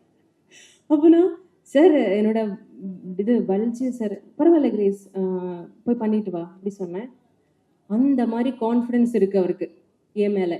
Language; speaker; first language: Tamil; non-native, learner; Malayalam